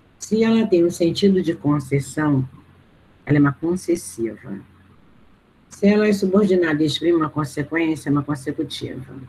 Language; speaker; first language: Portuguese; native; Portuguese